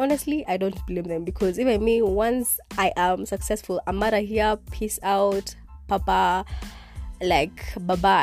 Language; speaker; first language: English; non-native, local second language; Kikuyu